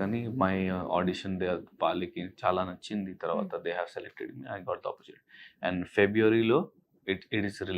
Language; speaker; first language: Telugu; non-native, learner; Hindi